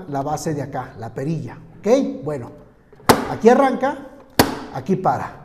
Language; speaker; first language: Spanish; native; Spanish